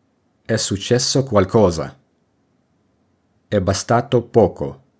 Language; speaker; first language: Italian; non-native, fluent; English